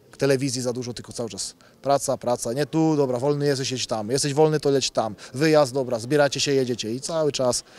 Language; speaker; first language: Polish; native; Polish